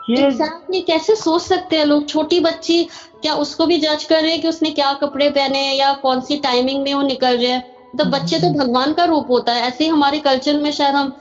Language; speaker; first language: Hindi; native; Hindi